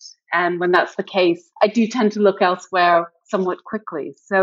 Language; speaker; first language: English; native; English